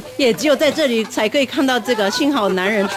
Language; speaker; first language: Chinese; native; Chinese